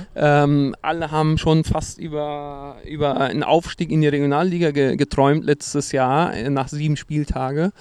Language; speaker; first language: German; non-native, fluent; Portuguese